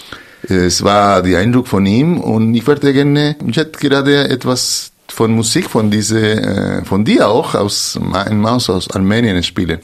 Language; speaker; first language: German; non-native, fluent; Spanish